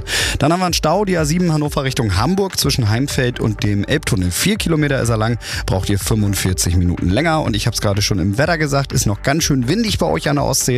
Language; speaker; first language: German; native; German